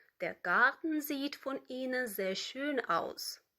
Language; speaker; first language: German; non-native, fluent; Ukrainian